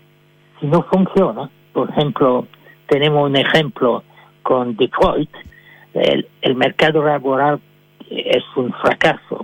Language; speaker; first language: Spanish; non-native, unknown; French